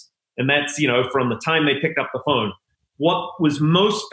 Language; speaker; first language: English; native; English